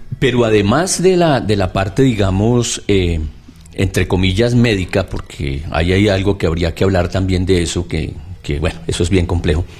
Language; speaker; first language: Spanish; native; Spanish